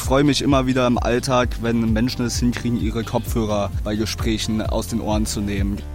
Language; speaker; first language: German; native; German